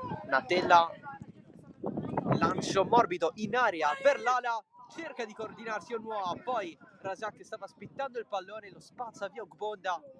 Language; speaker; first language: Italian; native; Italian